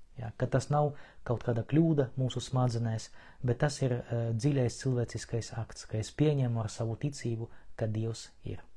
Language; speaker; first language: Latvian; non-native, local second language; Russian